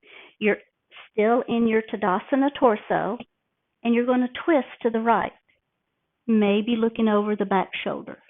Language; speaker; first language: English; native; English